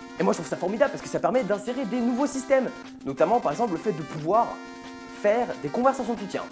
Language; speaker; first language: French; native; French